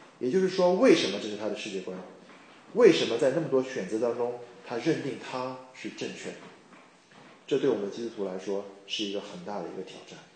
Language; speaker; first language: Chinese; native; Chinese